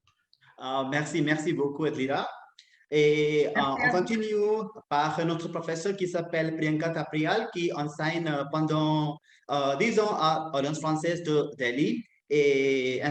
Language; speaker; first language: French; non-native, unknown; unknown